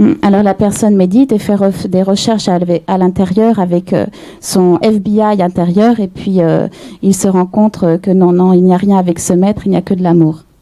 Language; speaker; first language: French; native; French